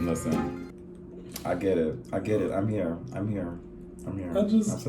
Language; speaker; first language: English; native; English